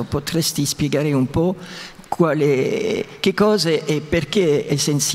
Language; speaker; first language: Italian; non-native, fluent; French